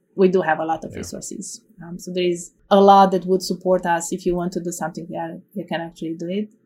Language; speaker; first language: English; non-native, fluent; Romanian